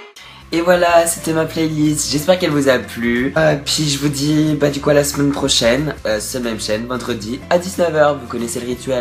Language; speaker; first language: French; native; French